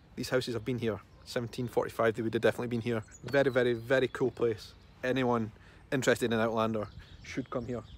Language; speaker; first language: English; native; English